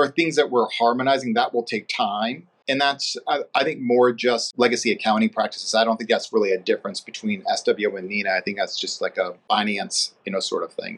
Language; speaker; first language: English; native; English